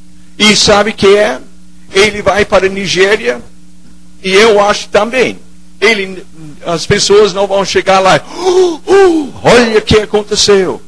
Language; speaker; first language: Portuguese; non-native, fluent; English